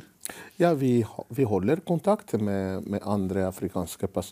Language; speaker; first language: Norwegian; non-native, fluent; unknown